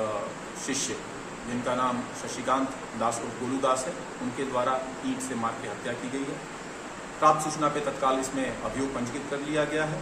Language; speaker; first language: Hindi; native; Hindi